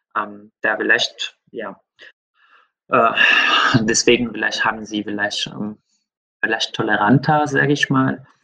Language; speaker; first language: German; non-native, fluent; Arabic